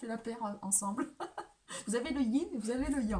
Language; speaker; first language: French; native; French